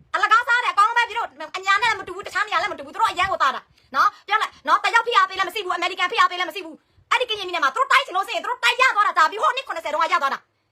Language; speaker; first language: Burmese; non-native, local second language; S'gaw Karen